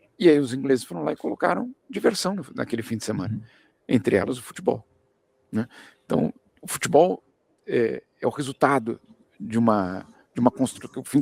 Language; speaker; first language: Portuguese; early bilingual, other home language; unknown